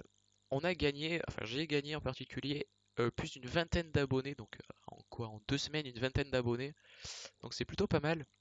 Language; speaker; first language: French; native; French